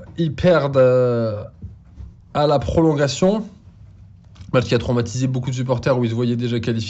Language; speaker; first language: French; native; French